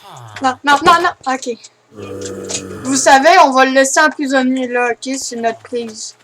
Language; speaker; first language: French; native; French